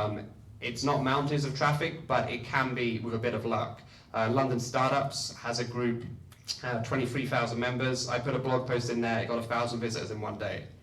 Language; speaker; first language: English; native; English